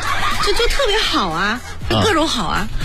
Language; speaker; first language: Chinese; native; Chinese